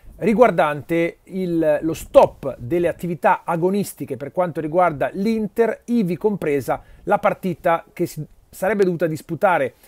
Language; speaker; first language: Italian; native; Italian